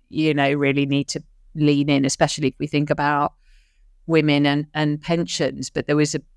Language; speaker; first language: English; native; English